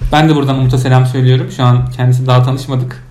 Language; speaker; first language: Turkish; native; Turkish